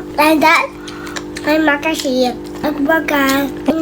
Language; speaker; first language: Indonesian; early bilingual, heritage; Indonesian